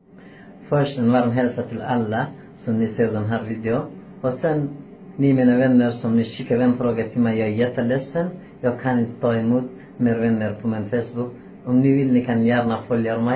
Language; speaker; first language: Swedish; non-native, learner; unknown